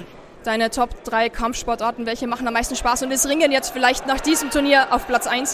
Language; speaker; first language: German; native; German